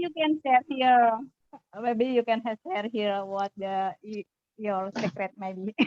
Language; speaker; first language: English; non-native, learner; Indonesian